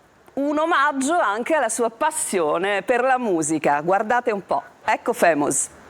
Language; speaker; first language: Italian; native; Italian